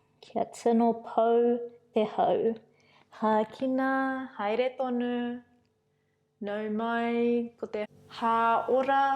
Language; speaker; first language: Māori; non-native, local second language; English